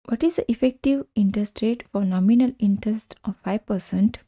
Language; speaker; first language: English; non-native, local second language; Kannada